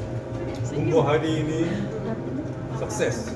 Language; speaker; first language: Indonesian; non-native, learner; Korean